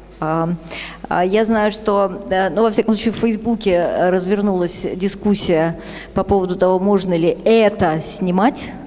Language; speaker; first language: Russian; native; Russian